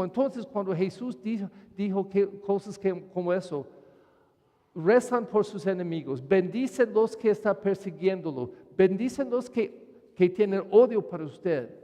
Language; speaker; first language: Spanish; non-native, fluent; English